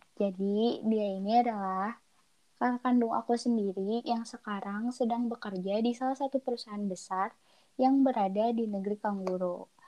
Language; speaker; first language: Indonesian; native; Indonesian